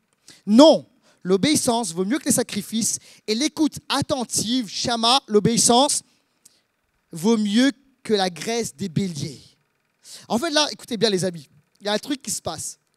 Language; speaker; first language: French; native; French